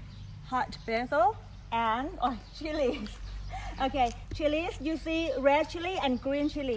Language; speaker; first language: English; non-native, learner; Thai